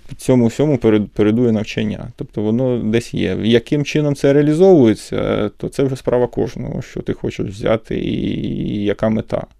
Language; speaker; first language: Ukrainian; native; Ukrainian